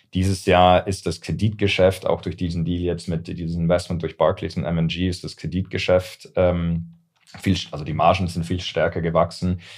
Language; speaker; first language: German; early bilingual, heritage; English